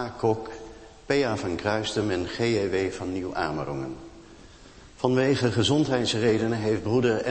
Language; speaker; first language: Dutch; native; Dutch